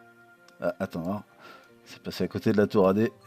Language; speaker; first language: French; native; French